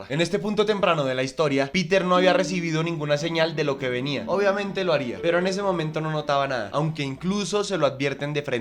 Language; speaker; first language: Spanish; native; Spanish